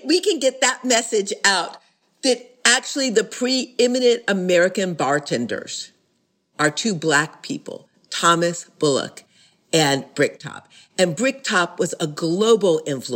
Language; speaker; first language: English; native; English